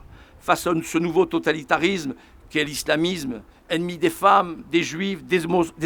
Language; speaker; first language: French; native; French